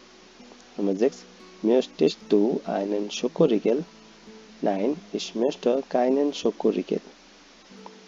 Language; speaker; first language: German; non-native, fluent; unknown